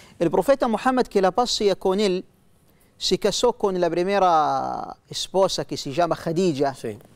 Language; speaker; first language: Spanish; non-native, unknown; Arabic